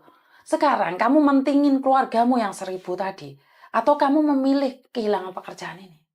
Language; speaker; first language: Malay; non-native, local second language; Javanese